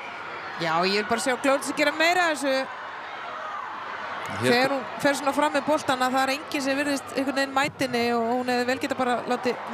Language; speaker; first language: Icelandic; native; Icelandic